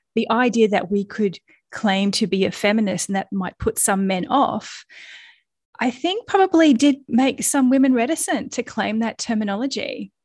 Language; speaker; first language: English; native; English